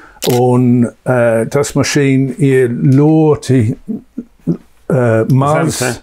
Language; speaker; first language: Latvian; non-native, learner; English